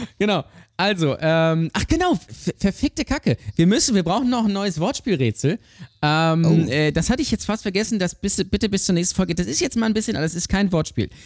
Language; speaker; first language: German; native; German